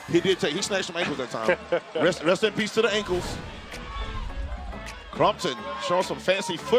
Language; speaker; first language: English; native; English